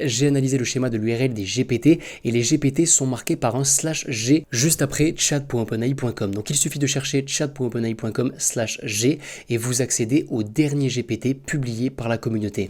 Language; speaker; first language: French; native; French